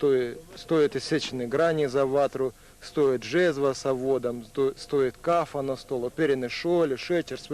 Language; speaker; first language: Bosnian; non-native, learner; Russian